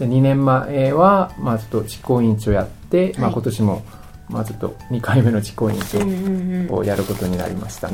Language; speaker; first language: Japanese; non-native, fluent; Korean